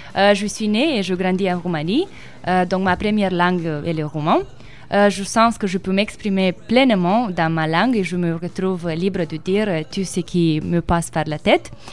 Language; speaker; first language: French; non-native, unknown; Romanian